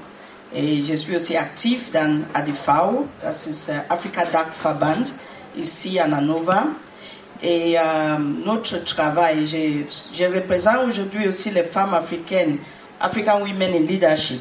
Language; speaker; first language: French; non-native, learner; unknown